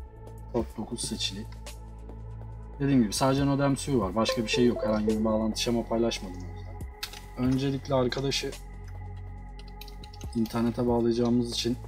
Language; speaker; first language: Turkish; native; Turkish